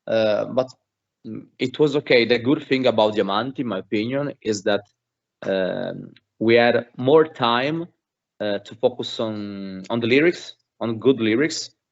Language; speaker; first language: English; non-native, fluent; Italian